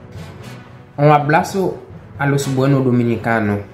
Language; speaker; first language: Spanish; non-native, local second language; Haitian Creole